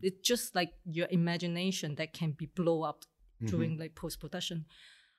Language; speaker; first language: English; non-native, local second language; Cantonese